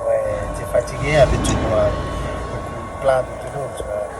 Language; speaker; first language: French; non-native, fluent; Tibetan